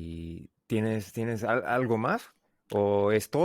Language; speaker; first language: Spanish; non-native, learner; English